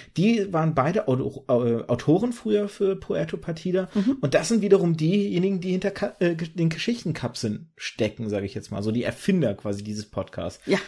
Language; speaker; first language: German; early bilingual, other home language; Russian